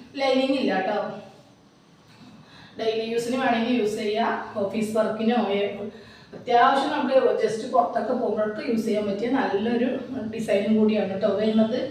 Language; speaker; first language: Malayalam; native; Malayalam